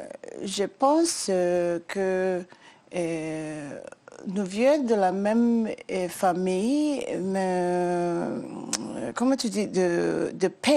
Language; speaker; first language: French; non-native, learner; English